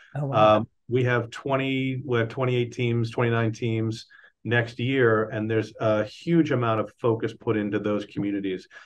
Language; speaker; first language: English; native; English